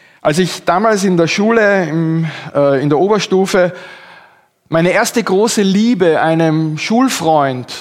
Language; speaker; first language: German; native; German